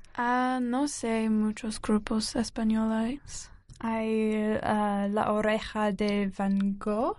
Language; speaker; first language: Spanish; non-native, learner; English